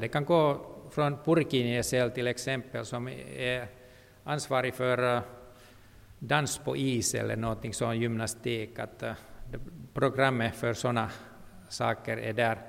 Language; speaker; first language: Swedish; non-native, local second language; Finnish